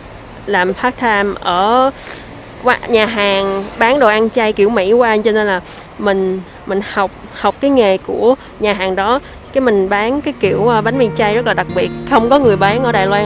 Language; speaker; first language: Vietnamese; early bilingual, heritage; Vietnamese